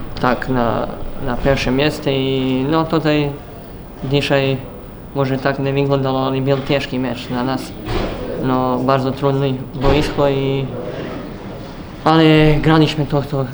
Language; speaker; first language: Polish; non-native, learner; Serbian